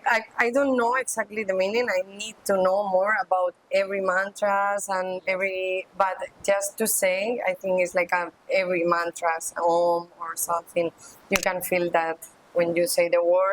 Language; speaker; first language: English; non-native, learner; Spanish